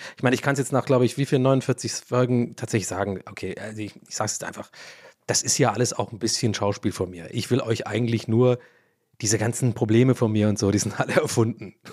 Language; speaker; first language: German; early bilingual, other home language; English